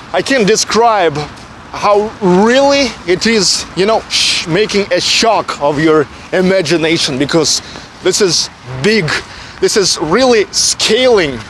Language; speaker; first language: English; non-native, fluent; Russian